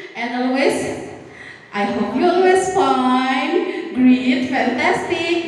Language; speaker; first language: English; non-native, fluent; Indonesian